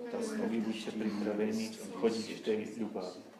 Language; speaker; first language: Slovak; non-native, learner; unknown